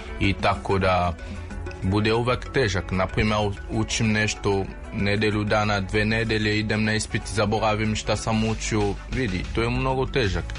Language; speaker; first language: Serbian; non-native, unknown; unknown